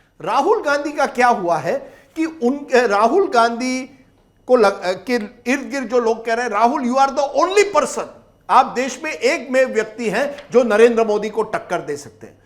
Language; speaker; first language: Hindi; non-native, local second language; Marathi